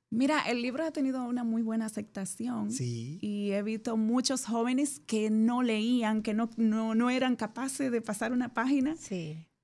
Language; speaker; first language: Spanish; native; Spanish